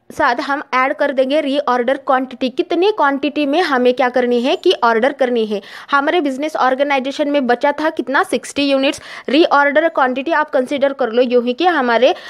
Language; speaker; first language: Hindi; non-native, local second language; Marathi